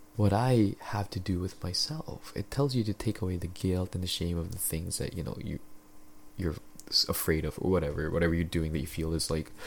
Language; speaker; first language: English; non-native, local second language; Filipino